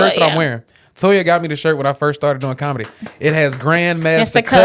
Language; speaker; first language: English; native; English